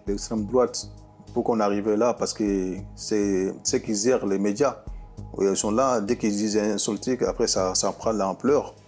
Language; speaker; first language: French; non-native, fluent; Soninke